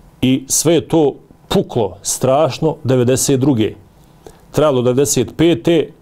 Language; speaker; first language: Bosnian; native; Bosnian